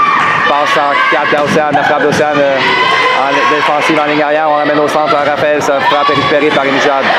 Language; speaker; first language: French; native; French